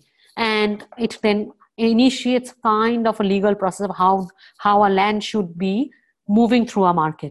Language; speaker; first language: English; non-native, local second language; Bangla